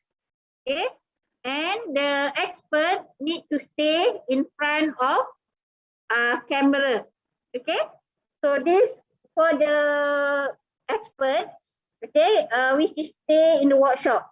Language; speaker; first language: English; non-native, local second language; Malay